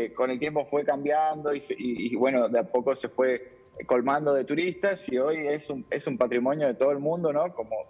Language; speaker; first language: Spanish; native; Spanish